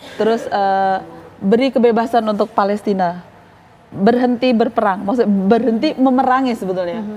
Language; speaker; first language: Indonesian; native; Indonesian